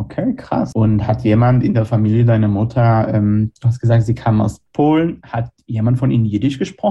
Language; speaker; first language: German; non-native, fluent; Hebrew